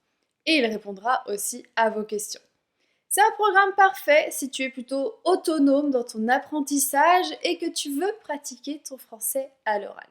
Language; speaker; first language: French; native; French